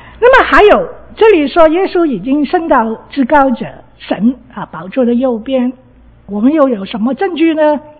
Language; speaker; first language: Chinese; non-native, local second language; Cantonese